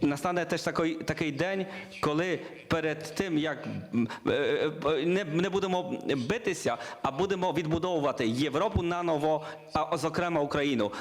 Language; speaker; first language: Ukrainian; non-native, learner; Polish